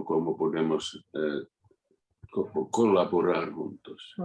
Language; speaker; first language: Spanish; non-native, fluent; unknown